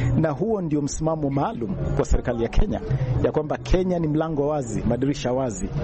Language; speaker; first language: Swahili; non-native, local second language; Luyia